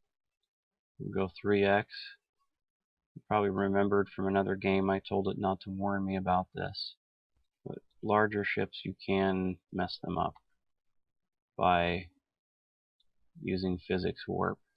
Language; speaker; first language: English; native; English